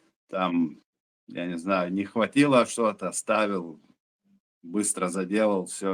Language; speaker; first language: Russian; native; Russian